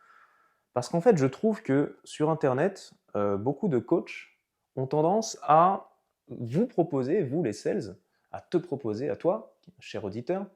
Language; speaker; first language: French; native; French